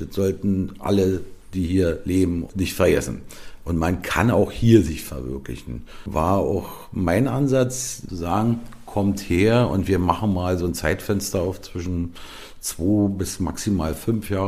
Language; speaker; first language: German; native; German